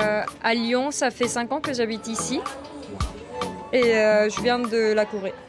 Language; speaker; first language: French; non-native, fluent; Korean